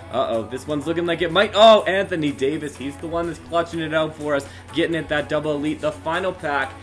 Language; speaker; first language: English; native; English